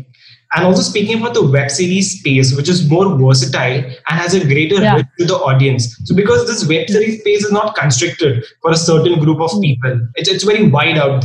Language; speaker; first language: English; non-native, local second language; Hindi